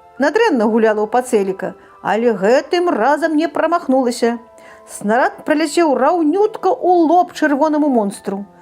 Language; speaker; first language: Belarusian; native; Belarusian